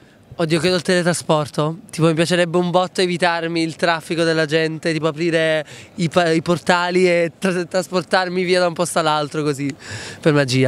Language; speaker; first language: Italian; native; Italian